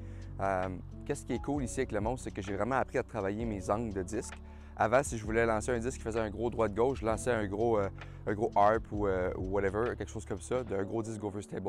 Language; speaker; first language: French; native; French